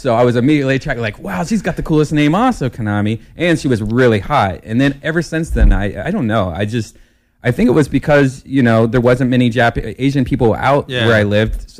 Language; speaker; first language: English; native; English